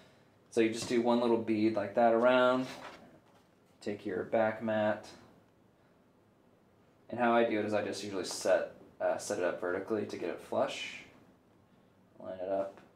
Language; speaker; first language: English; native; English